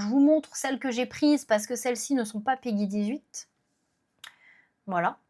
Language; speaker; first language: French; native; French